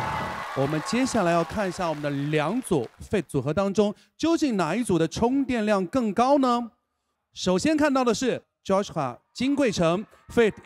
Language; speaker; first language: Chinese; native; Chinese